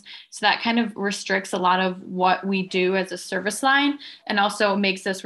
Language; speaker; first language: English; native; English